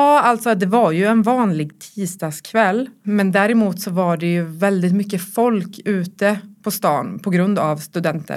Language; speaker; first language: Swedish; native; Swedish